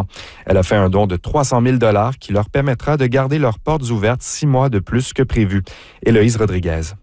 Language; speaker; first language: French; native; French